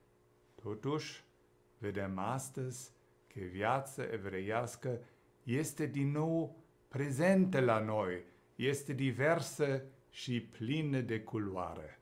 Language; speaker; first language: Romanian; non-native, fluent; German